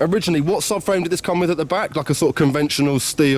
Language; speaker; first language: English; native; English